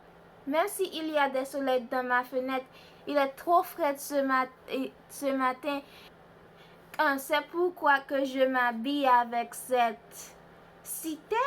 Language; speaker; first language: French; non-native, learner; Haitian Creole